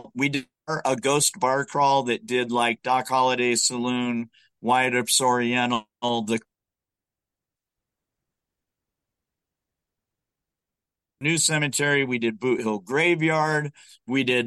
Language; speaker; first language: English; native; English